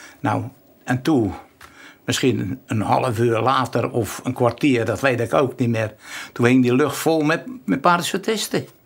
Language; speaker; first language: Dutch; native; Dutch